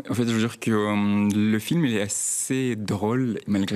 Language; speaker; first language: French; non-native, fluent; Chechen